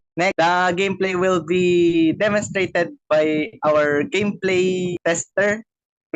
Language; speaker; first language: English; non-native, local second language; Filipino